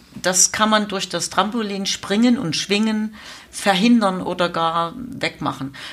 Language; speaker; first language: German; native; German